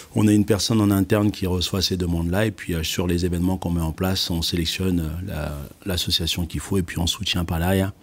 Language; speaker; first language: French; native; French